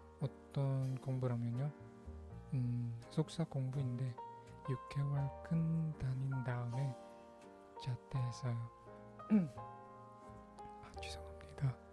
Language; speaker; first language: Korean; non-native, learner; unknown